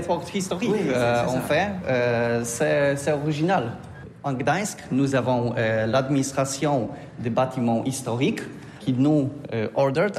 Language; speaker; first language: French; non-native, learner; Polish